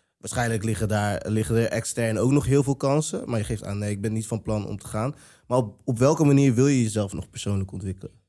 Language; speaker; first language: Dutch; native; Dutch